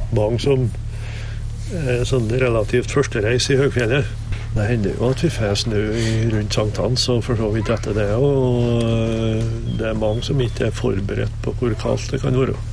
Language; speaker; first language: Norwegian; native; Norwegian